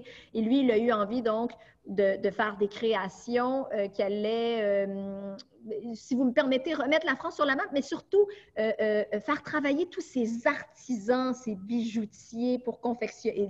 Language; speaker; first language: French; native; French